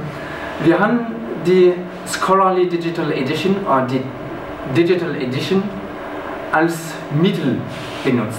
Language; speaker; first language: German; non-native, fluent; French